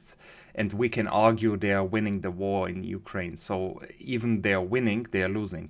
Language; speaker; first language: English; non-native, fluent; German